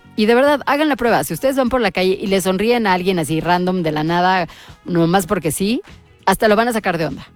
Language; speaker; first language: Spanish; native; Spanish